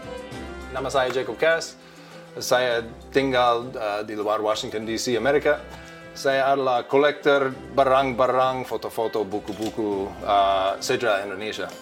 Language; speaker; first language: Indonesian; non-native, fluent; English